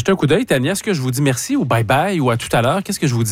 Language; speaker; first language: French; native; French